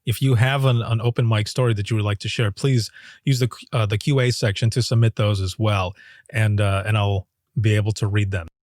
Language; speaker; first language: English; native; English